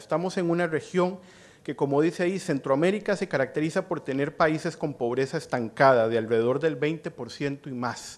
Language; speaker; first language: Spanish; native; Spanish